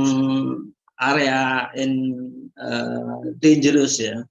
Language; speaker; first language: English; non-native, learner; Indonesian